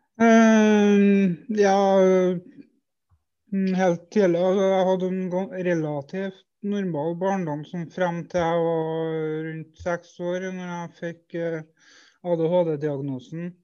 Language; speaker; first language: Norwegian; native; Norwegian